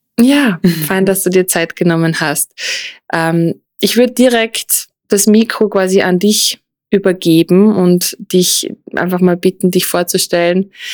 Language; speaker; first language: German; native; German